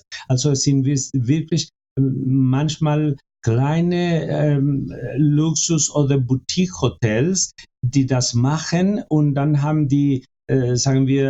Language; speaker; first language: German; non-native, fluent; Spanish